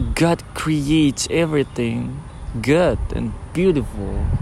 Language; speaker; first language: English; non-native, fluent; Indonesian